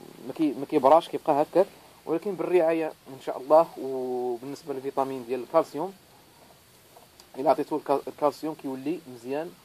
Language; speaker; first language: Arabic; native; Arabic